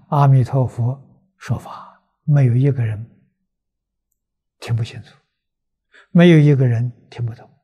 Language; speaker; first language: Chinese; native; Chinese